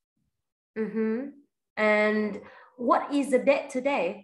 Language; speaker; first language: English; non-native, fluent; Vietnamese